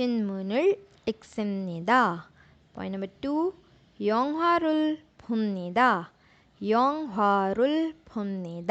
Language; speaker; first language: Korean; non-native, learner; Urdu